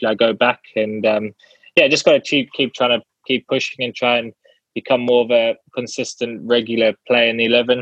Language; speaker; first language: English; native; English